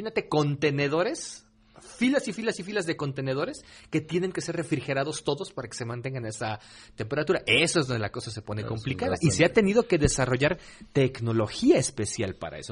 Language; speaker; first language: Spanish; native; Spanish